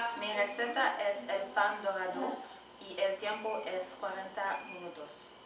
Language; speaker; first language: Spanish; non-native, learner; French